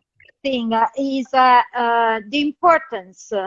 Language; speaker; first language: English; non-native, fluent; Italian